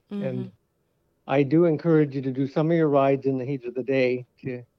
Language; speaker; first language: English; native; English